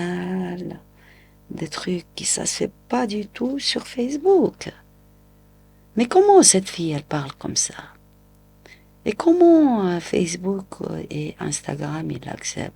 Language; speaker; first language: French; non-native, local second language; Arabic